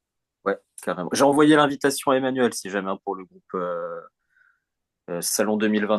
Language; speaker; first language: French; native; French